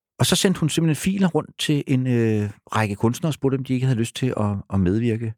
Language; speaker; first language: Danish; native; Danish